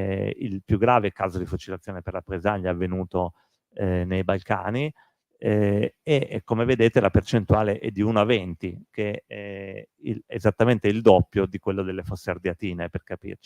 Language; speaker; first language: Italian; native; Italian